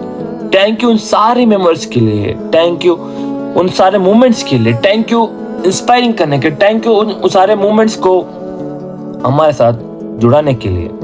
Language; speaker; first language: Hindi; non-native, local second language; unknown